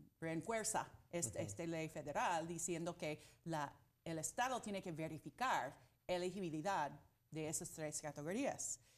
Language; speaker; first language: Spanish; non-native, fluent; English